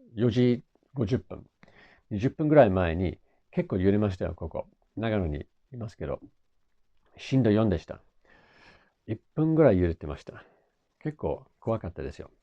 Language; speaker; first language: Japanese; non-native, fluent; English